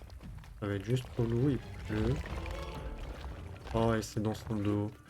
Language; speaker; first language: French; native; French